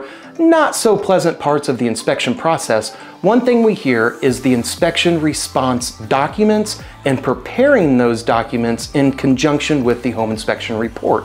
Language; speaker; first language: English; native; English